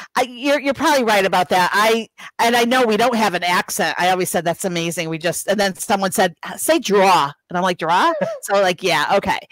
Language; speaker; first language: English; native; English